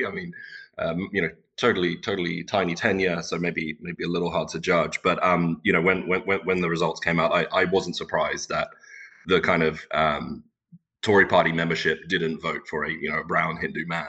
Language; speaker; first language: English; non-native, local second language; Turkish